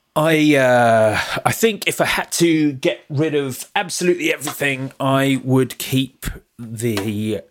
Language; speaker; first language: English; native; English